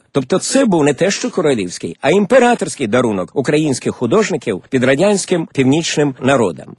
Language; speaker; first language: Ukrainian; native; Ukrainian